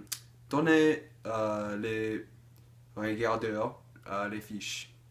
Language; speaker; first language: French; non-native, learner; English